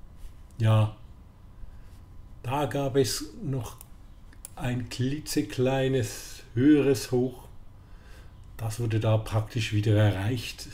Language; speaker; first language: German; native; German